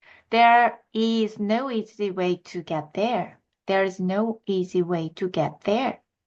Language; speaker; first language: English; non-native, fluent; Korean